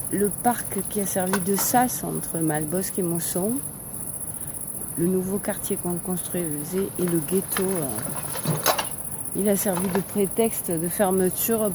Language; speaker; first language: French; native; French